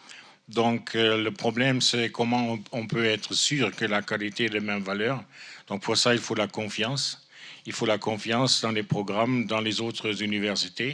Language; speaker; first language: French; non-native, fluent; German